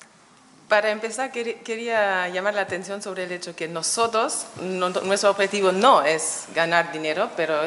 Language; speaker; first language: Spanish; non-native, fluent; German